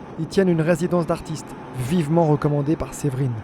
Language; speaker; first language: French; native; French